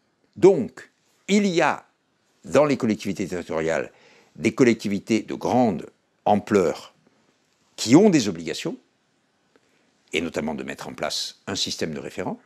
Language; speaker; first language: French; native; French